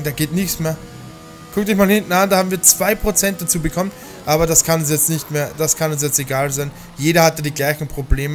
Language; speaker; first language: German; native; German